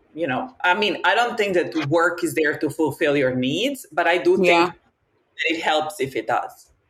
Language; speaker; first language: English; non-native, fluent; Serbian